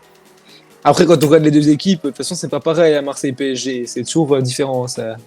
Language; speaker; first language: French; native; French